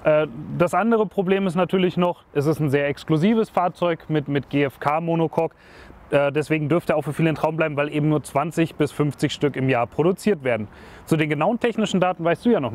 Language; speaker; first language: German; native; German